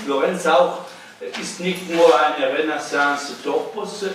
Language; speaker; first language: German; non-native, learner; Italian